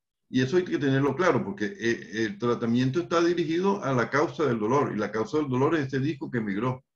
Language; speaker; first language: Spanish; native; Spanish